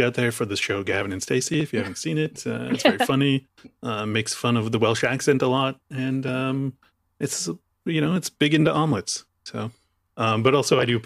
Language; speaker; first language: English; native; English